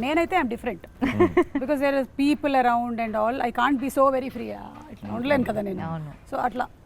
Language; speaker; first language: Telugu; native; Telugu